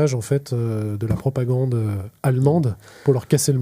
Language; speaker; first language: French; native; French